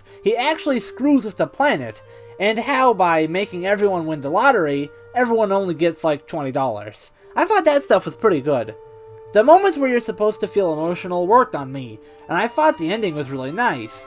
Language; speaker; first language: English; native; English